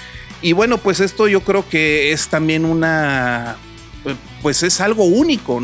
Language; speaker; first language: Spanish; native; Spanish